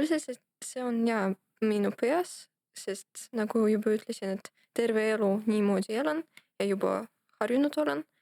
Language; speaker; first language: Estonian; non-native, local second language; Russian